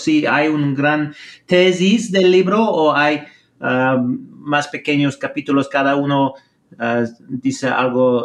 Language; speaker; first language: Spanish; non-native, fluent; English